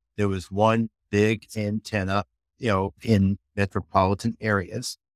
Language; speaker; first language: English; native; English